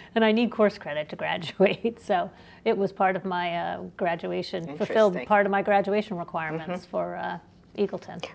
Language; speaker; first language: English; native; English